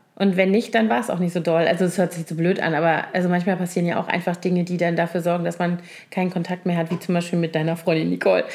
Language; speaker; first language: German; native; German